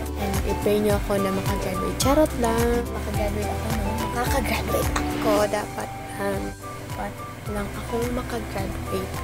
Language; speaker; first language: Filipino; non-native, local second language; Cebuano